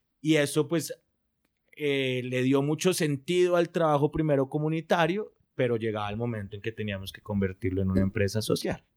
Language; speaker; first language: Spanish; native; Spanish